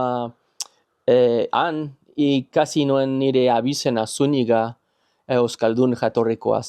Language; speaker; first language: Basque; non-native, learner; English